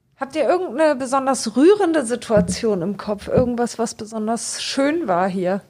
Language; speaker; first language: German; native; German